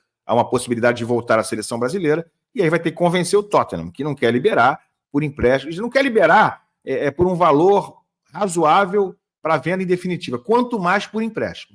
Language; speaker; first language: Portuguese; native; Portuguese